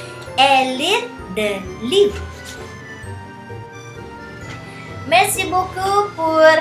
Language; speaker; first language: French; non-native, learner; Indonesian